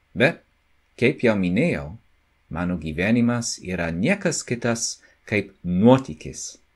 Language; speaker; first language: Lithuanian; non-native, learner; English